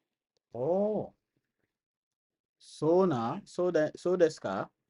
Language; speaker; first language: Japanese; non-native, learner; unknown